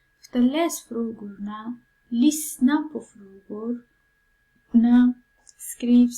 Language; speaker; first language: Swedish; non-native, fluent; Persian